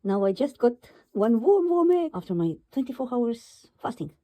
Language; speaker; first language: English; non-native, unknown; Estonian